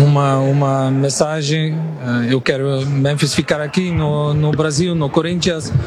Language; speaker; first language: Portuguese; non-native, learner; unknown